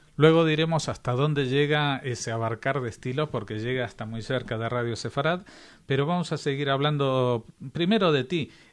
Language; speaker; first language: Spanish; native; Spanish